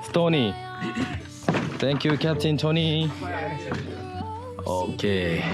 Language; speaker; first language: English; non-native, learner; Korean